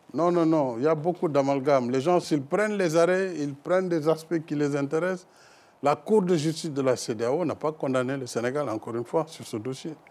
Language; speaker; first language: French; non-native, local second language; Fula